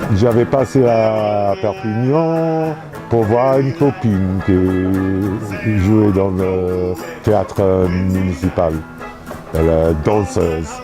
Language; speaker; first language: French; non-native, fluent; English